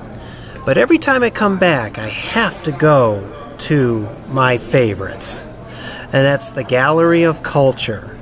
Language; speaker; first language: English; native; English